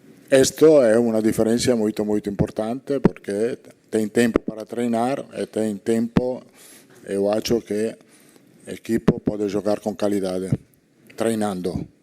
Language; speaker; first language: Portuguese; non-native, fluent; Italian